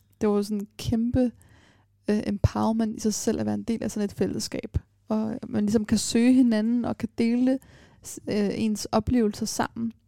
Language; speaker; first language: Danish; early bilingual, other home language; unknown